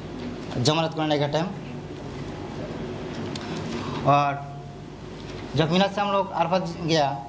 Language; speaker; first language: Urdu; non-native, learner; Bangla